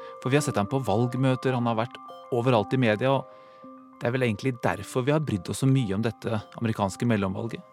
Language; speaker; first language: Norwegian; native; Norwegian